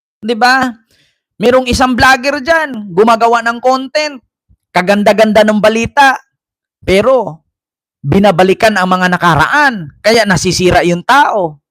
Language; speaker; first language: Filipino; native; Filipino